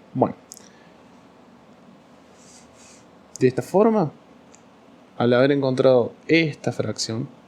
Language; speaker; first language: Spanish; native; Spanish